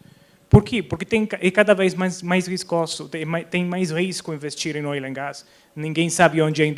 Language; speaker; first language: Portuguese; non-native, fluent; Spanish